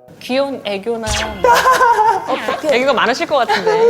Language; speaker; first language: Korean; native; Korean